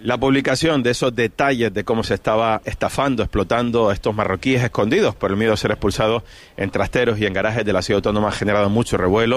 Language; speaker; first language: Spanish; native; Spanish